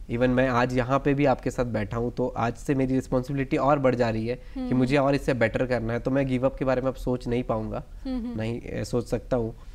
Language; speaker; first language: Hindi; native; Hindi